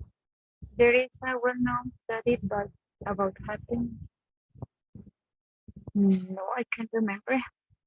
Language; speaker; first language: English; non-native, learner; Spanish